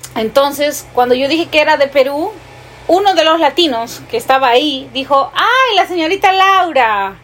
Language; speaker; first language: Spanish; native; Spanish